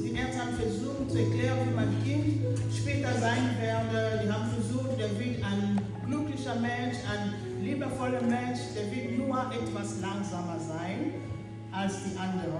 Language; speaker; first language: German; non-native, fluent; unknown